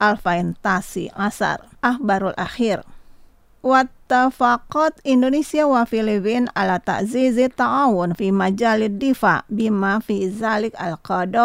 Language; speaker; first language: Arabic; non-native, fluent; Indonesian